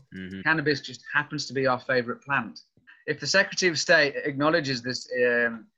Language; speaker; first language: English; native; English